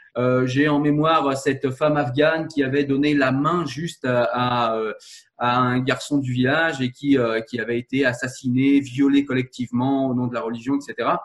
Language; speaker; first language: French; native; French